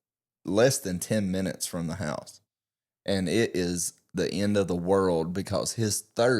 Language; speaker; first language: English; native; English